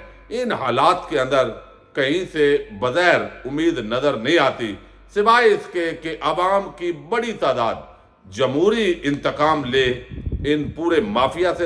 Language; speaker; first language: Urdu; native; Urdu